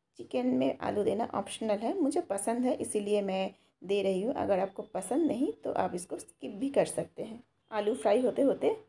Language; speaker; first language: Hindi; non-native, local second language; Bangla